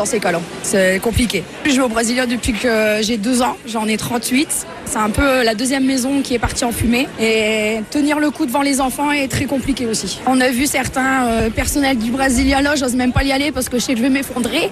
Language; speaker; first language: French; native; French